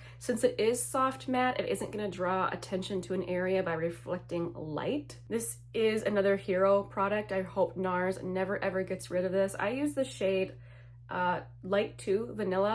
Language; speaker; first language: English; native; English